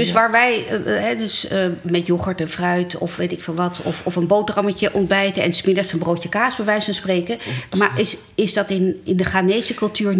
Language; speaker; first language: Dutch; native; Dutch